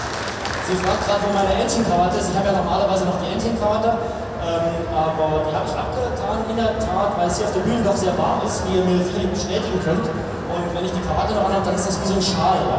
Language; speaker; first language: German; native; German